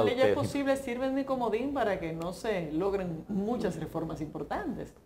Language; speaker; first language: Spanish; native; Spanish